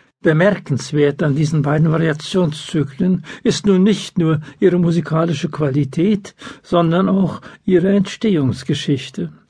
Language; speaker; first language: German; native; German